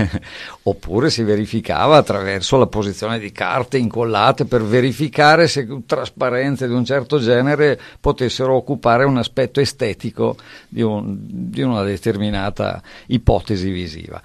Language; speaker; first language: Italian; native; Italian